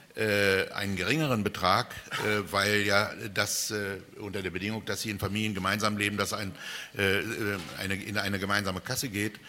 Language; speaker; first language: German; native; German